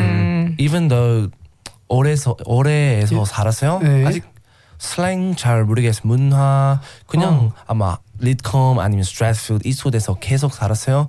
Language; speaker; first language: Korean; non-native, learner; English